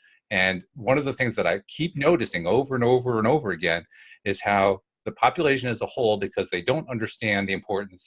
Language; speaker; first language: English; native; English